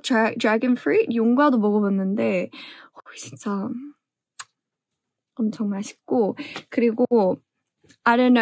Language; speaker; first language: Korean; early bilingual, heritage; English